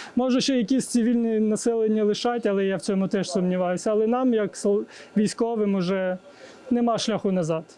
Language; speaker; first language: Ukrainian; native; Ukrainian